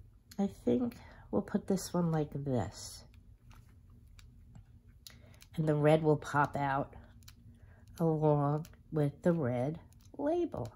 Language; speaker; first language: English; native; English